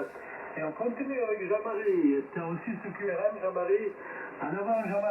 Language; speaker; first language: French; non-native, local second language; Italian